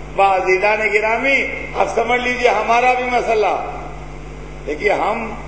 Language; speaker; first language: Urdu; native; Urdu